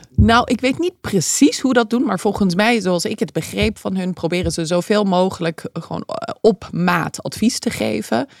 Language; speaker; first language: Dutch; early bilingual, other home language; English